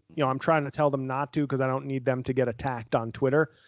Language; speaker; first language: English; native; English